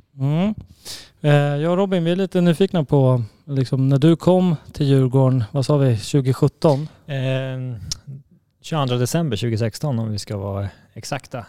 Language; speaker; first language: Swedish; native; Swedish